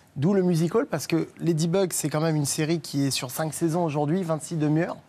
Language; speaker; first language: French; native; French